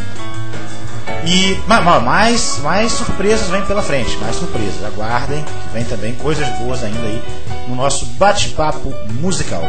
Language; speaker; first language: Portuguese; native; Portuguese